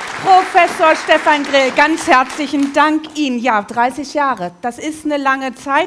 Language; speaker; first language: German; native; German